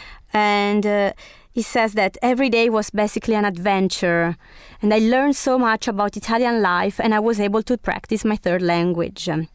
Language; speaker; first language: English; non-native, fluent; Italian